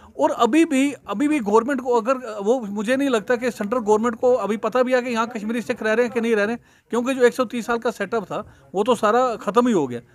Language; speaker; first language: Hindi; non-native, local second language; Punjabi